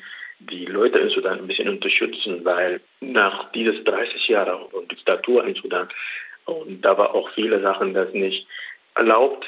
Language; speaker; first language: German; non-native, learner; Arabic